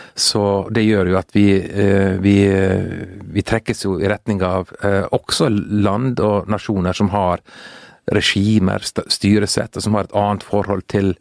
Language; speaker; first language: Norwegian; native; Norwegian